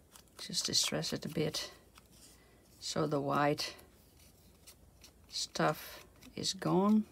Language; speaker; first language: English; non-native, fluent; Dutch